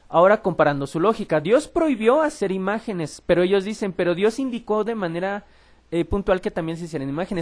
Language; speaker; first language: Spanish; native; Spanish